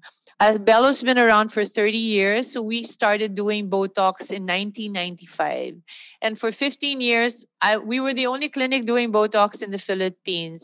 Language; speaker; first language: English; non-native, local second language; Filipino